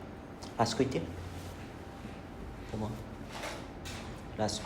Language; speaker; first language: French; non-native, learner; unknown